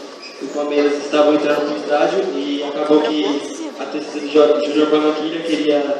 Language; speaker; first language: Portuguese; native; Portuguese